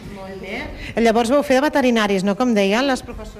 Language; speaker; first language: Catalan; native; Catalan